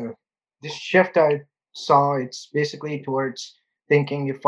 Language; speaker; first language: English; non-native, local second language; Urdu